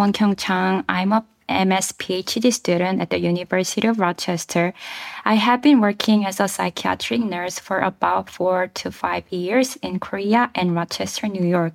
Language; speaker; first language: English; non-native, fluent; Korean